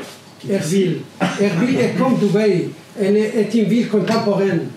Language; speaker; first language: French; non-native, learner; Arabic